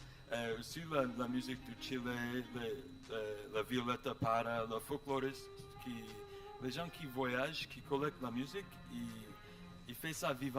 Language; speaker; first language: French; non-native, learner; English